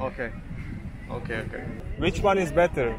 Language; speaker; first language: English; non-native, fluent; Kyrgyz